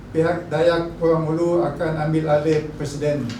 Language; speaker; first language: Malay; non-native, local second language; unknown